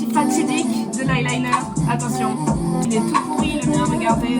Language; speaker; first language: French; native; French